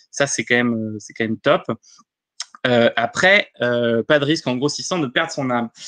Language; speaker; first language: French; native; French